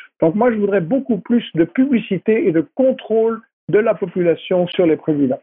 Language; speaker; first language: French; native; French